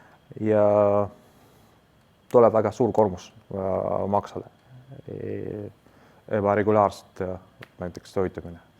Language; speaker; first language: Estonian; non-native, local second language; Russian